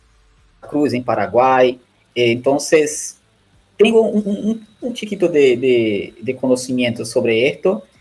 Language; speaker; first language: Spanish; non-native, learner; Portuguese